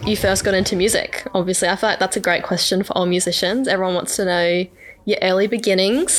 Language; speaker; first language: English; native; English